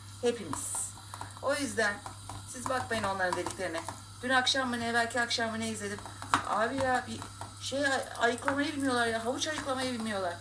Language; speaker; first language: Turkish; native; Turkish